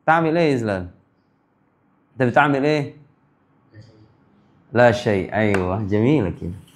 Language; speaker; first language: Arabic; non-native, fluent; Indonesian